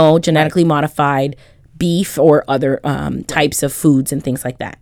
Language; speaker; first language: English; early bilingual, other home language; Haitian Creole